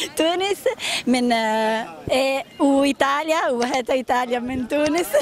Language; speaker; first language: Arabic; non-native, learner; Italian